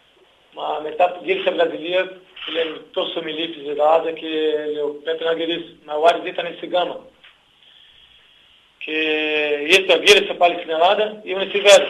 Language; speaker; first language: Greek; non-native, learner; Portuguese